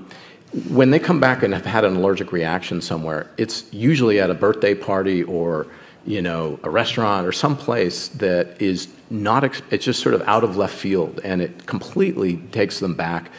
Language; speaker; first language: English; native; English